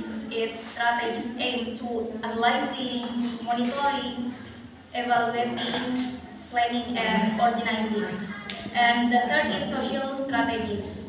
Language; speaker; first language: English; non-native, learner; Indonesian